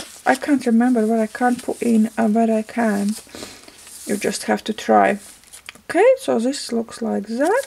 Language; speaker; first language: English; non-native, fluent; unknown